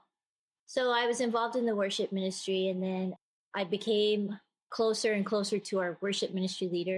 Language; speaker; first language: English; native; English